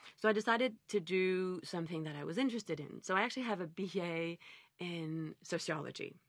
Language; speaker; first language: English; native; English